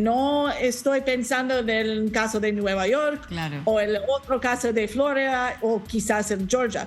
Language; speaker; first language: Spanish; non-native, learner; English